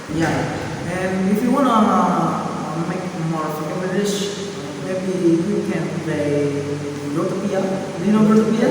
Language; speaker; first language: English; non-native, learner; Indonesian